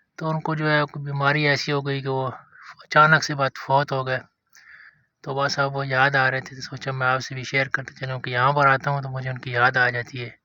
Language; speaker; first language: Urdu; non-native, local second language; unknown